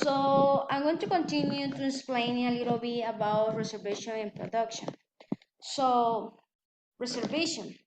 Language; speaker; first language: English; non-native, learner; Spanish